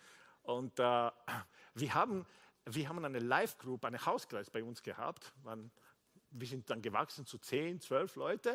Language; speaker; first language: German; non-native, fluent; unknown